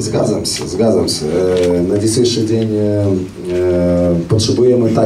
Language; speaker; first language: Polish; non-native, fluent; Russian